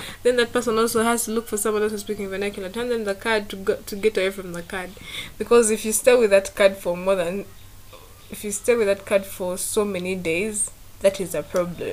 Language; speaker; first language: English; non-native, local second language; Ganda